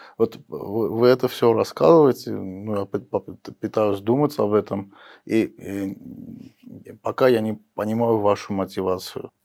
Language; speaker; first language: Russian; early bilingual, heritage; Russian